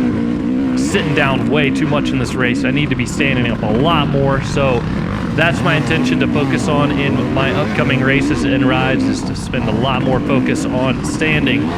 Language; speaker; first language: English; native; English